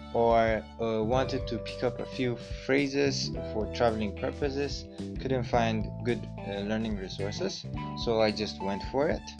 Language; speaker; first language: English; non-native, fluent; Amharic